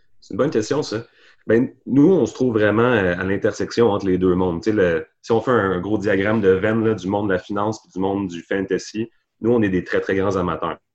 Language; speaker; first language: French; native; French